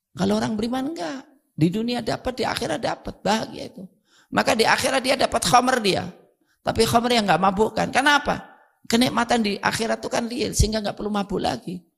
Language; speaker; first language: Indonesian; native; Indonesian